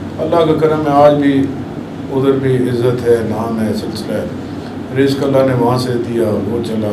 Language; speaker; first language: Urdu; non-native, local second language; Saraiki